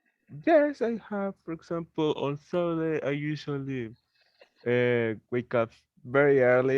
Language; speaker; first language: English; non-native, learner; Spanish